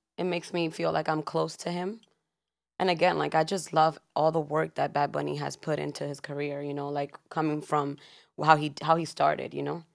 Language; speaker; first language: English; early bilingual, other home language; Spanish